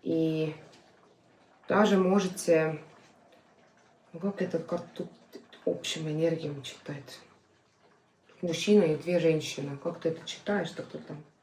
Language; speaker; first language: Russian; non-native, fluent; Estonian